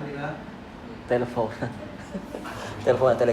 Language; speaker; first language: French; non-native, learner; Khmer